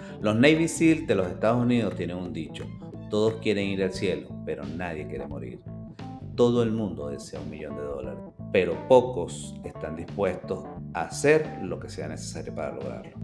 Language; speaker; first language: Spanish; native; Spanish